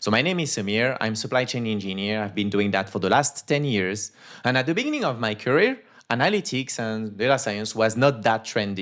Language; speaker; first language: English; non-native, fluent; French